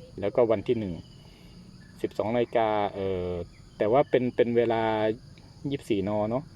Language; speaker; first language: Thai; native; Thai